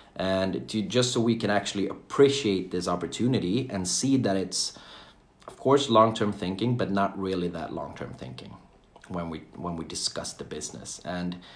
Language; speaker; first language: English; non-native, fluent; Swedish